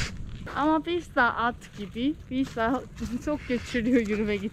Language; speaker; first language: Turkish; non-native, learner; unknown